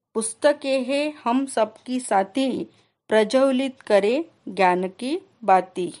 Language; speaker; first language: Hindi; non-native, local second language; Marathi